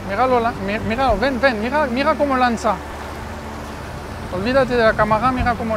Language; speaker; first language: Spanish; native; Spanish